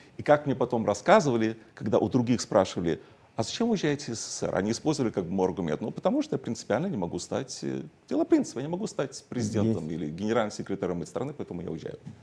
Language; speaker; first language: Russian; native; Russian